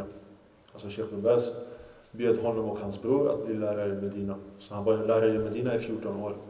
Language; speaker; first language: Swedish; non-native, local second language; Arabic